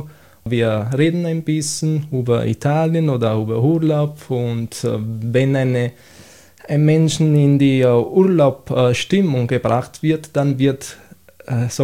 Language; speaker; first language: German; non-native, fluent; Italian